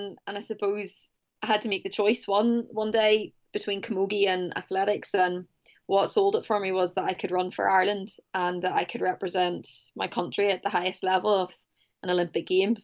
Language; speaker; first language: English; native; English